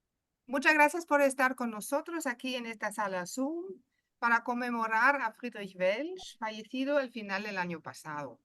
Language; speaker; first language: Spanish; non-native, fluent; German